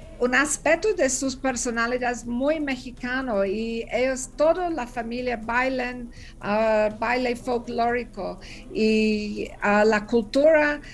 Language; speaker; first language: Spanish; non-native, learner; English